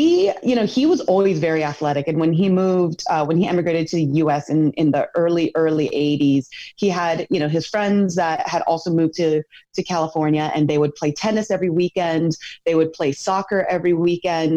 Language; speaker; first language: English; native; English